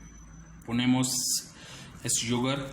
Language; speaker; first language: Spanish; non-native, learner; Urdu